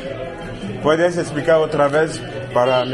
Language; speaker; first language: Spanish; non-native, learner; French